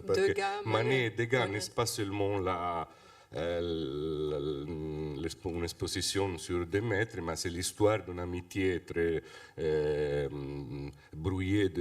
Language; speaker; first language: French; non-native, fluent; Italian